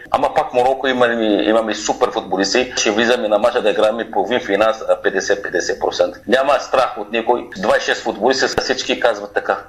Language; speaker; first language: Bulgarian; non-native, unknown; Arabic